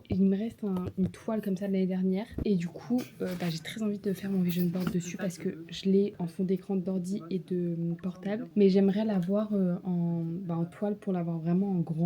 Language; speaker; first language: French; native; French